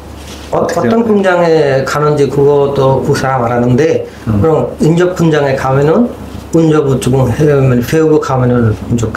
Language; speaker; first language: Korean; non-native, learner; Bangla